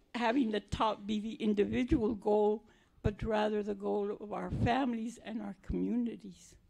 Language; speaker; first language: English; native; English